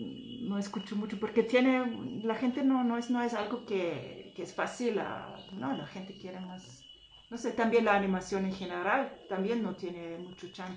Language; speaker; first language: Spanish; non-native, fluent; German